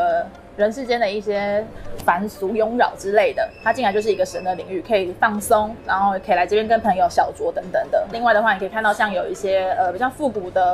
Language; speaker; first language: Chinese; native; Chinese